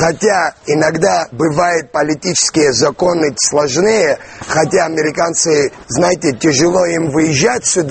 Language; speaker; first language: Russian; non-native, local second language; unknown